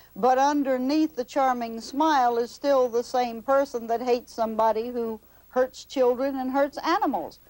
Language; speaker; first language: English; native; English